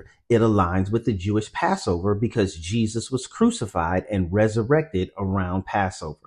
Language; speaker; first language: English; native; English